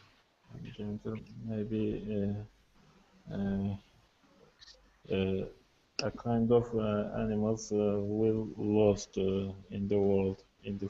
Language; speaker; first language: English; non-native, learner; Turkish